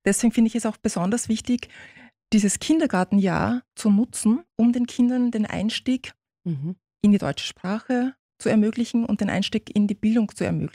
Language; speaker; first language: German; early bilingual, other home language; Turkish